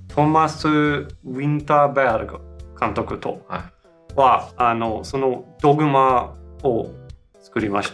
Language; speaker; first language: Japanese; non-native, learner; Danish